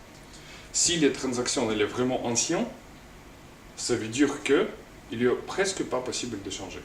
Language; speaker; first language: French; non-native, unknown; Russian